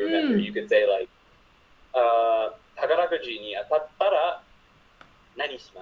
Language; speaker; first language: Japanese; non-native, fluent; English